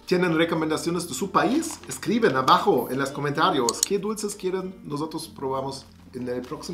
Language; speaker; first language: Spanish; non-native, learner; German